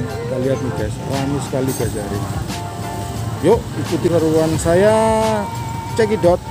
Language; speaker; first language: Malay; non-native, local second language; Javanese